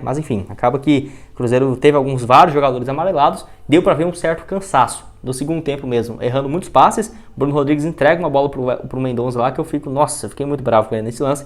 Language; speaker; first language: Portuguese; native; Portuguese